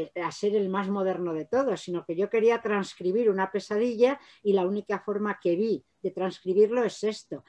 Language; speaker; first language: Spanish; native; Spanish